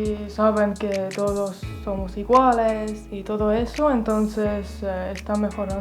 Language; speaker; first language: Spanish; non-native, fluent; Estonian